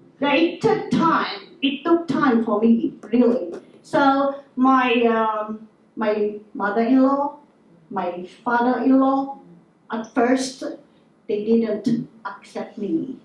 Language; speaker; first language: English; non-native, local second language; Filipino